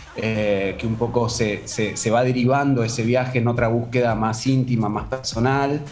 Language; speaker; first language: Spanish; native; Spanish